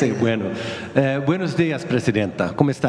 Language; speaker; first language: Spanish; non-native, fluent; Swedish